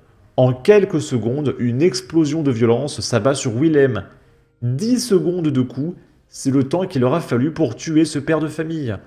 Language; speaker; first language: French; native; French